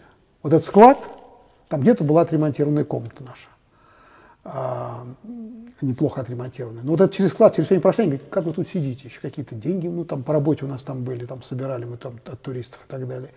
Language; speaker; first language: Russian; native; Russian